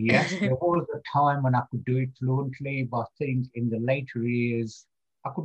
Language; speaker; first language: English; non-native, local second language; Gujarati